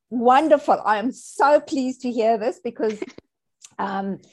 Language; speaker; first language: English; native; English